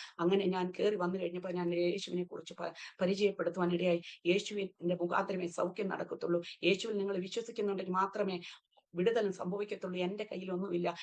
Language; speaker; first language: Malayalam; early bilingual, heritage; Malayalam